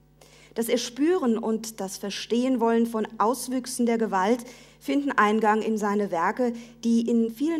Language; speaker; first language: German; native; German